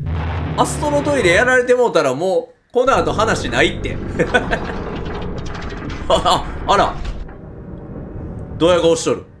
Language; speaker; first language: Japanese; native; Japanese